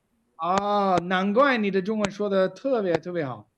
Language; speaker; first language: Chinese; non-native, fluent; English